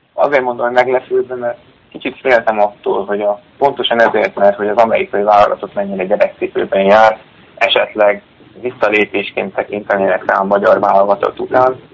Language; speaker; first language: Hungarian; native; Hungarian